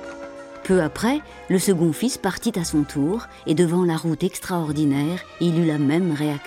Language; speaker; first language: French; native; French